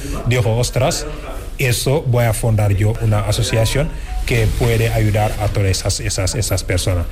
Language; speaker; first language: Spanish; non-native, fluent; Wolof